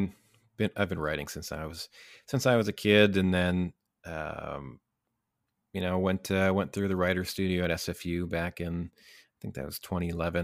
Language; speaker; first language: English; native; English